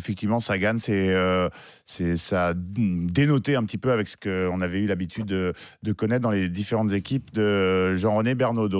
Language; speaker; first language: French; native; French